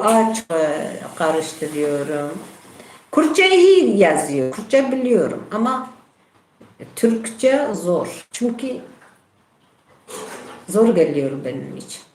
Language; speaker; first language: Turkish; non-native, local second language; Kurdish